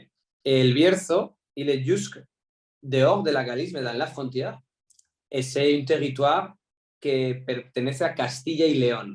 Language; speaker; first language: French; non-native, fluent; Spanish